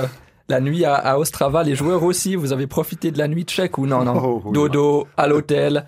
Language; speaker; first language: French; native; French